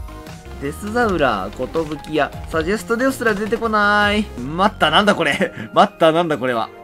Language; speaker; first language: Japanese; native; Japanese